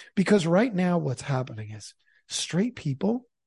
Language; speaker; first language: English; native; English